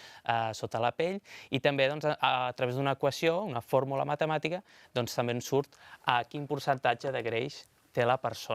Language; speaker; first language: Catalan; native; Catalan